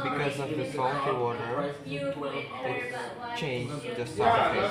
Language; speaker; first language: English; non-native, learner; Indonesian